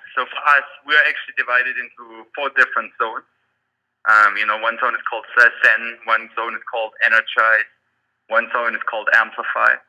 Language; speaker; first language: English; non-native, fluent; German